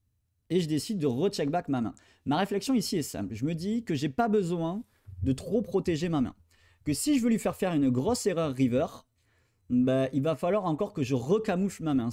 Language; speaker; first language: French; native; French